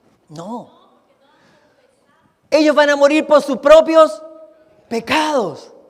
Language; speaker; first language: Spanish; native; Spanish